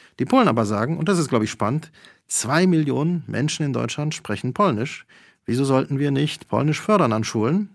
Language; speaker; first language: German; early bilingual, other home language; Polish